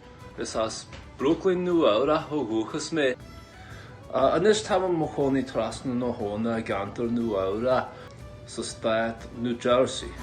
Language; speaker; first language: Irish; non-native, learner; English